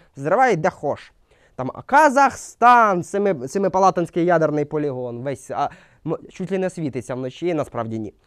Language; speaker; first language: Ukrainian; non-native, local second language; Russian